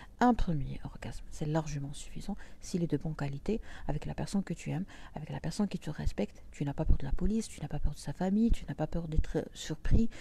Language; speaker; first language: French; non-native, local second language; Arabic